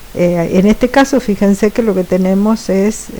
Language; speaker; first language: Spanish; native; Spanish